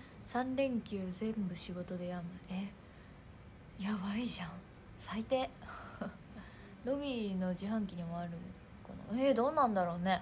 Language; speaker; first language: Japanese; native; Japanese